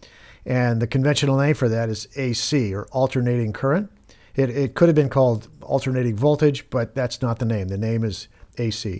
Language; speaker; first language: English; native; English